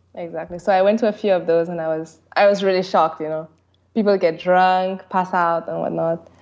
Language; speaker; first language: English; early bilingual, other home language; French